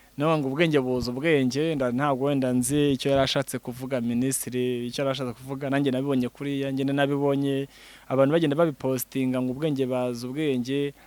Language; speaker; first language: Kinyarwanda; native; Kinyarwanda